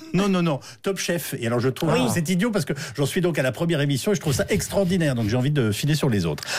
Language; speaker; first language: French; native; French